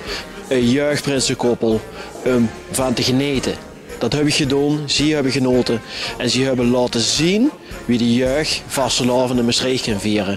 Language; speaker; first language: Dutch; non-native, local second language; Limburgish